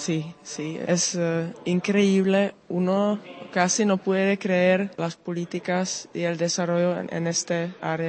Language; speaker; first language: Spanish; non-native, fluent; Czech